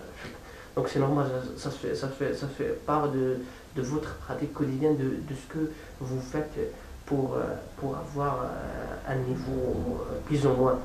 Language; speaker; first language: French; non-native, fluent; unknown